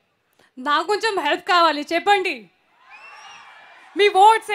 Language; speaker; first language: Telugu; non-native, learner; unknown